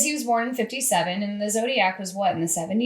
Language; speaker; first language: English; native; English